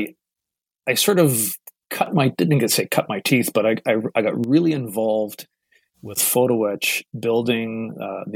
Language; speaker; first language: English; native; English